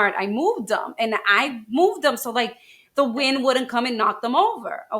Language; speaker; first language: English; native; English